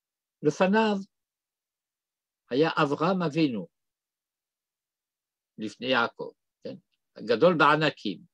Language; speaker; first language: Hebrew; non-native, fluent; French